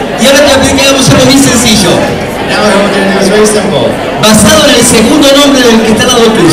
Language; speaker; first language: Spanish; native; Spanish